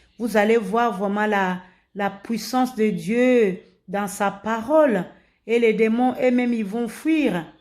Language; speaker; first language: French; non-native, local second language; Lingala